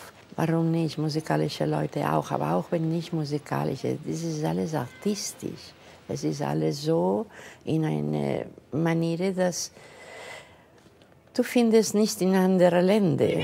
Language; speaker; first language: German; non-native, fluent; Catalan